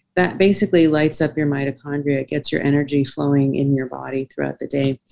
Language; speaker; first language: English; native; English